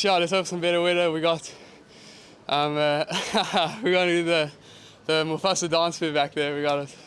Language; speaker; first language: English; native; English